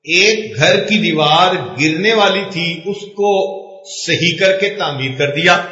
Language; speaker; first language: Urdu; non-native, local second language; Punjabi